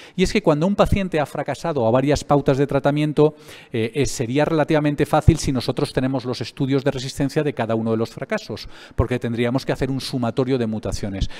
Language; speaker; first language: Spanish; native; Spanish